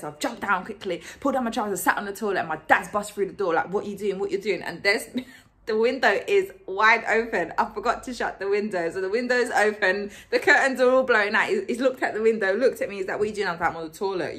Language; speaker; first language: English; native; English